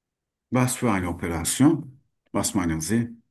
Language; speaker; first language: German; non-native, learner; Turkish